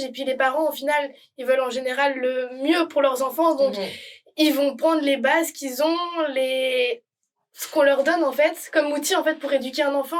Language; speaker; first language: French; native; French